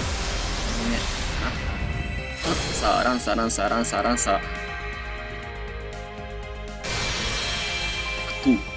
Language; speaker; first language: Japanese; native; Japanese